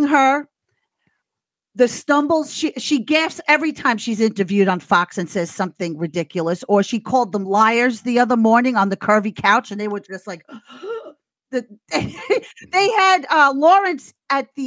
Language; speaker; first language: English; native; English